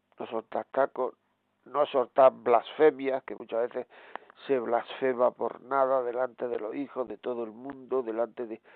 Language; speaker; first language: Spanish; native; Spanish